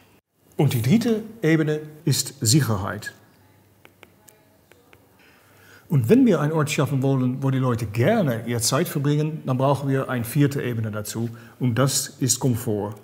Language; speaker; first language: German; non-native, fluent; Dutch